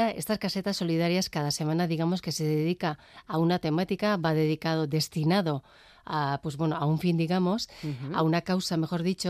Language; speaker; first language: Spanish; native; Spanish